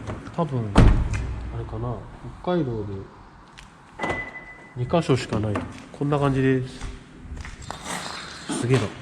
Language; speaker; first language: Japanese; native; Japanese